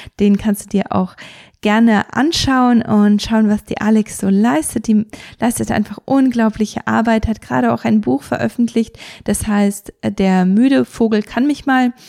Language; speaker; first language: German; early bilingual, other home language; Russian